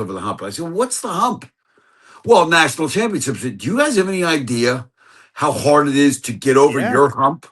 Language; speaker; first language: English; native; English